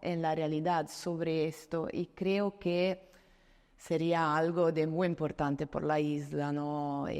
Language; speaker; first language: Spanish; non-native, fluent; Italian